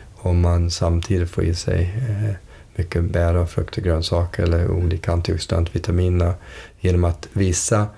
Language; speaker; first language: Swedish; early bilingual, other home language; English